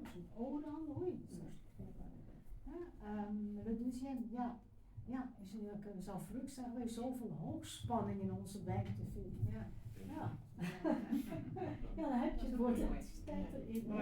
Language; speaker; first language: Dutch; non-native, fluent; French